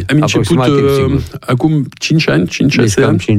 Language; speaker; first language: Romanian; non-native, learner; French